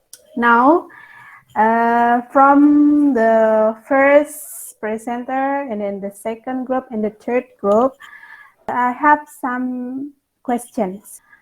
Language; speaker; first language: English; non-native, fluent; Indonesian